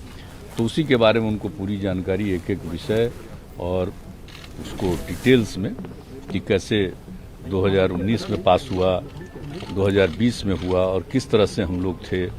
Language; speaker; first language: Hindi; native; Hindi